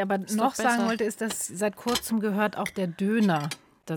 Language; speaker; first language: German; native; German